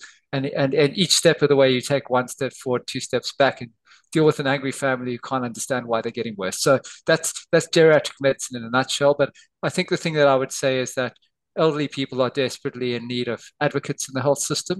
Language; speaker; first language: English; native; English